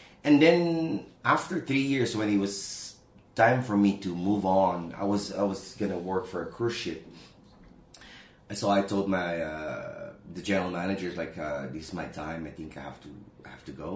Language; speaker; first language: English; non-native, local second language; Filipino